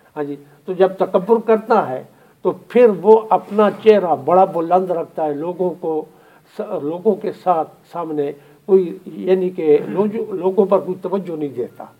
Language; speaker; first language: Urdu; non-native, local second language; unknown